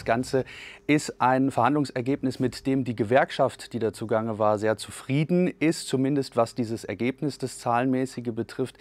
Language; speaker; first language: German; native; German